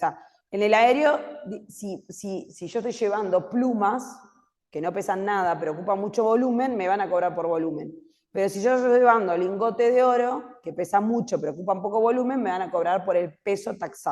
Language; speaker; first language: Spanish; native; Spanish